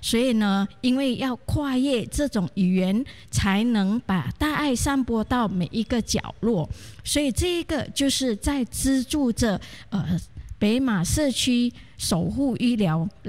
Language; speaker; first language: Chinese; native; Chinese